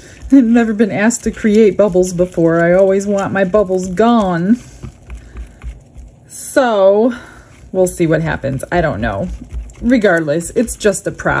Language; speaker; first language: English; native; English